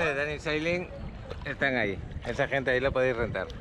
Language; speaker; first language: Spanish; native; Spanish